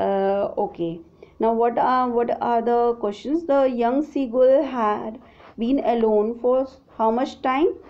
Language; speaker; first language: English; non-native, local second language; Hindi